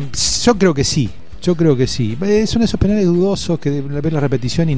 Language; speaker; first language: Spanish; native; Spanish